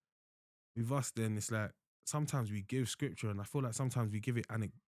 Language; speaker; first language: English; native; English